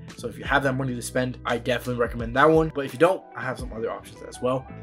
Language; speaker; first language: English; native; English